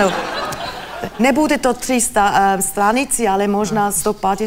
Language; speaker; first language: Slovak; non-native, learner; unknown